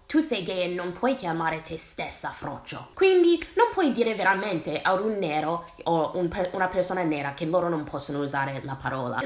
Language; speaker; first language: Italian; non-native, fluent; English